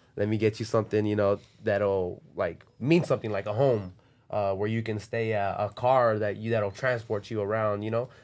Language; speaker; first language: English; early bilingual, other home language; Spanish